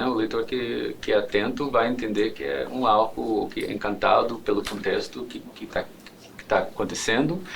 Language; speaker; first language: Portuguese; non-native, fluent; English